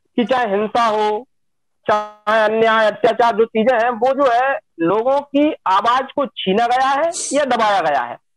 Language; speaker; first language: Hindi; native; Hindi